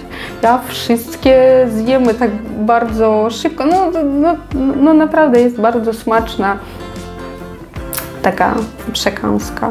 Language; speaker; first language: Polish; non-native, fluent; Ukrainian